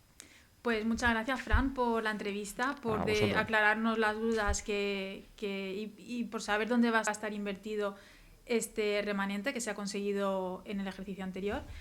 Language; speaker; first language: Spanish; native; Spanish